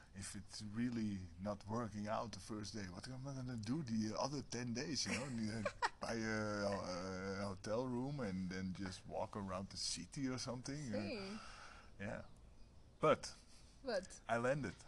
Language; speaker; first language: English; non-native, fluent; Dutch